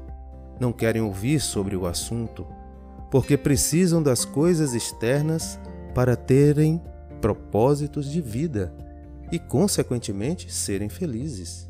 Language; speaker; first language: Portuguese; native; Portuguese